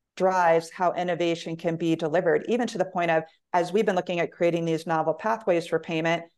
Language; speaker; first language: English; native; English